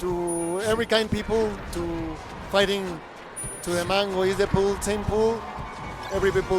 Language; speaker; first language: English; non-native, learner; Spanish